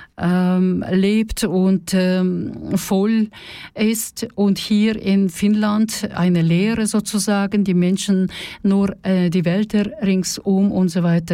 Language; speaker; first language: German; non-native, fluent; Russian